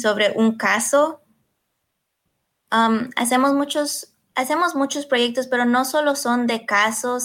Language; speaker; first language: Spanish; early bilingual, heritage; Spanish